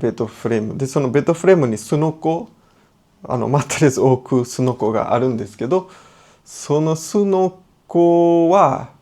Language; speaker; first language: Japanese; non-native, fluent; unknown